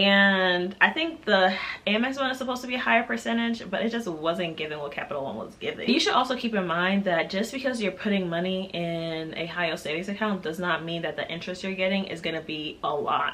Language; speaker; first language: English; native; English